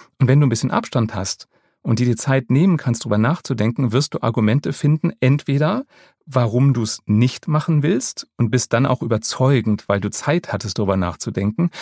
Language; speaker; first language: German; native; German